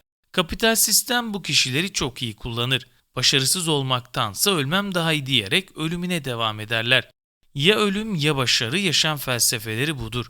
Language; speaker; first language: Turkish; native; Turkish